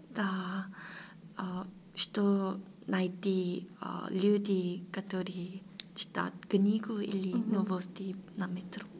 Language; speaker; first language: Russian; non-native, learner; Korean